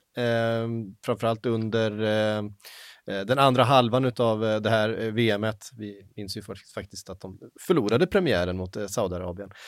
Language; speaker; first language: Swedish; native; Swedish